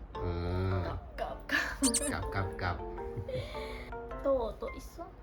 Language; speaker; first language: Korean; non-native, learner; Khmer